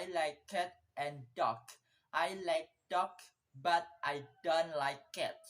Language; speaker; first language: English; non-native, learner; Indonesian